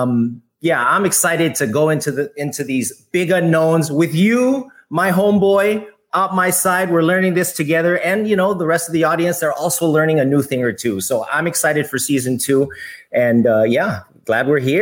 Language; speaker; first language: English; native; English